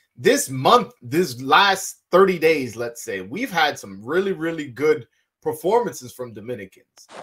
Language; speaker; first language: English; early bilingual, other home language; Spanish